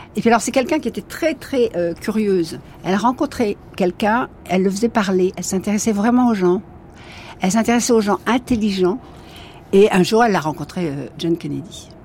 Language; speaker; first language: French; native; French